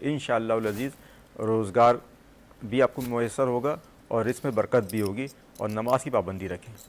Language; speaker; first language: Urdu; native; Urdu